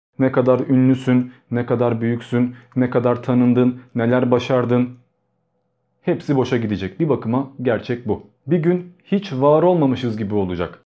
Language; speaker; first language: Turkish; early bilingual, other home language; Albanian